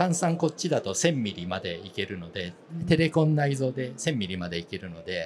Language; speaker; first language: Japanese; native; Japanese